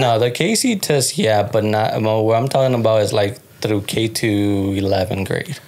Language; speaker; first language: English; early bilingual, other home language; Spanish